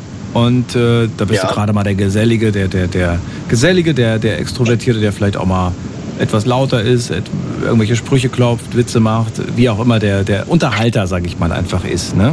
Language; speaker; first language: German; native; German